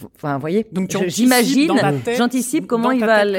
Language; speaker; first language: French; native; French